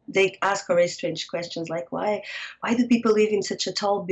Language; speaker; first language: English; non-native, fluent; Portuguese